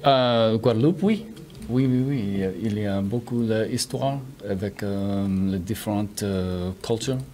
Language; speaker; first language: French; non-native, learner; English